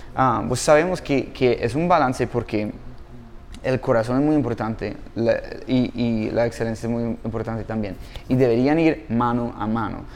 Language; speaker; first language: Spanish; non-native, fluent; English